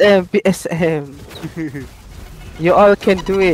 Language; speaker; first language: English; non-native, local second language; Malay